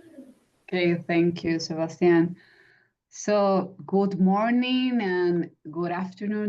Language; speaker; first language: English; non-native, fluent; Spanish